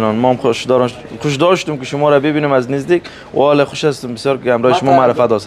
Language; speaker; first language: Persian; native; Persian